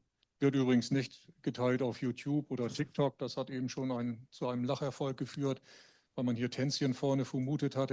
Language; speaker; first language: German; native; German